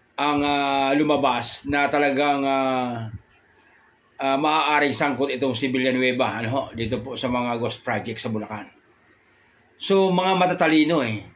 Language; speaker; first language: Filipino; non-native, local second language; Bikol